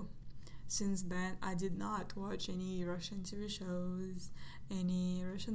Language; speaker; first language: English; non-native, fluent; Russian